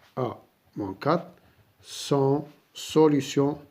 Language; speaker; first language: French; non-native, local second language; Arabic